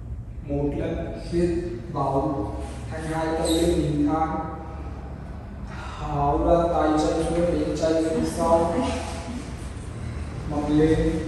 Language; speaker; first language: Vietnamese; non-native, learner; Hindi